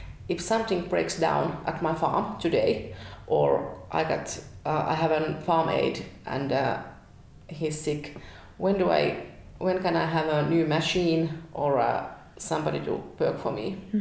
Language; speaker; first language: English; non-native, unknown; Finnish